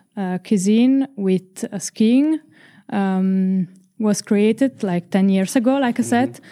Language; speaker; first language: English; non-native, fluent; Italian